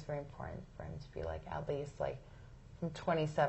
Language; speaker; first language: English; native; English